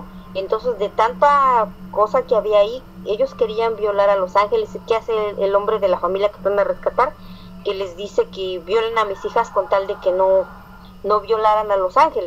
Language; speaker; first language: Spanish; native; Spanish